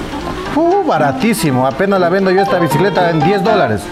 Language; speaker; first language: Spanish; native; Spanish